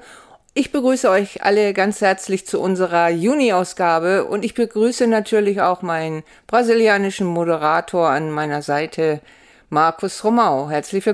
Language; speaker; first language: German; native; German